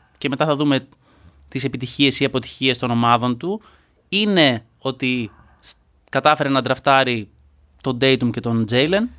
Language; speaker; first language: Greek; native; Greek